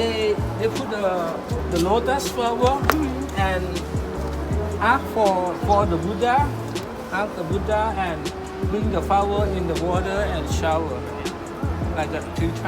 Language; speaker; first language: English; non-native, learner; Thai